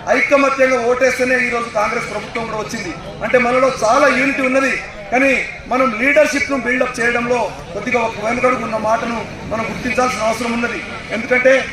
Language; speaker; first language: Telugu; non-native, local second language; Lambadi